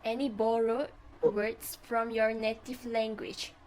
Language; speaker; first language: English; non-native, fluent; Malay